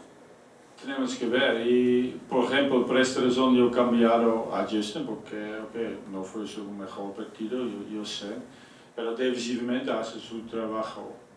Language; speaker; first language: Spanish; non-native, fluent; Dutch